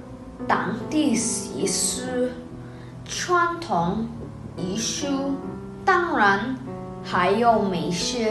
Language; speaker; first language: Chinese; non-native, learner; Indonesian